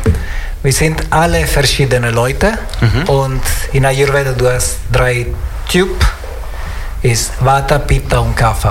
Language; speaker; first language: German; non-native, learner; Italian